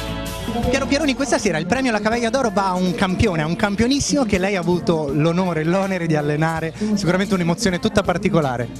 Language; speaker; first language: Italian; native; Italian